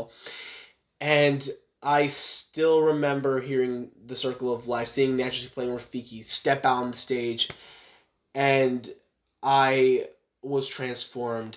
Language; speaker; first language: English; native; English